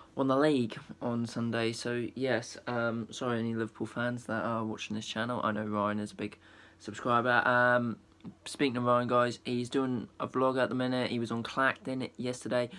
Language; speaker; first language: English; native; English